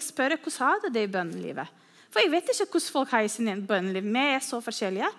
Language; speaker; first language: Norwegian; non-native, fluent; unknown